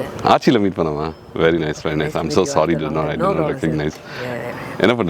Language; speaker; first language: Tamil; native; Tamil